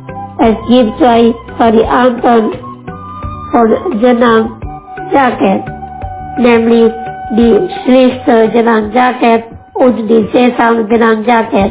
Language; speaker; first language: German; non-native, fluent; Indonesian